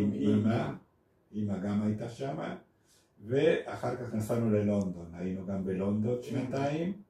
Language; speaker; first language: Hebrew; non-native, fluent; Spanish